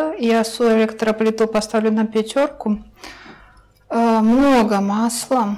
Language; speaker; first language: Russian; native; Russian